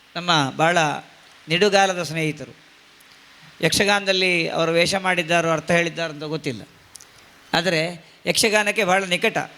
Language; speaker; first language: Kannada; non-native, local second language; Tulu